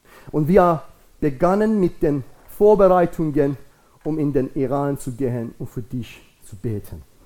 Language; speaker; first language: German; non-native, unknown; Persian